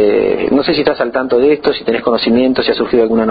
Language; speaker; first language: Spanish; native; Spanish